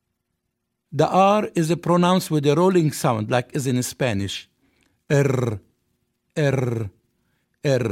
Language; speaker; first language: English; non-native, fluent; Arabic